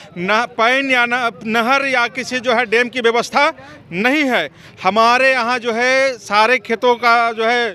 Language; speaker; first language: Hindi; native; Hindi